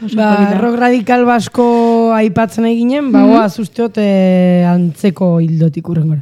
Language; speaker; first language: Basque; native; Basque